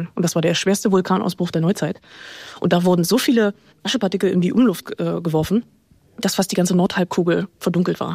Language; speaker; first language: German; native; German